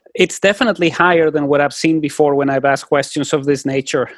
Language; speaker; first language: English; non-native, fluent; Spanish